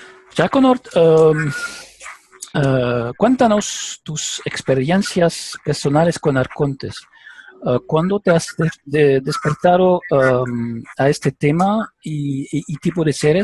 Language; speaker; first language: Spanish; non-native, learner; French